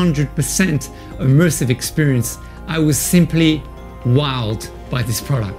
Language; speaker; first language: English; native; English